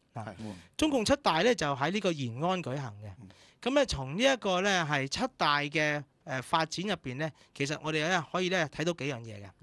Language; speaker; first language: Cantonese; native; Cantonese